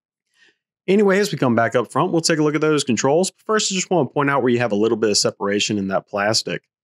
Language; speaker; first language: English; native; English